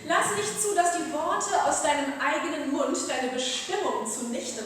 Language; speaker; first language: German; native; German